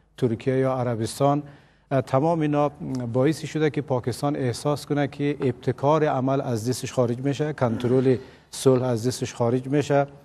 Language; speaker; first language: Persian; native; Persian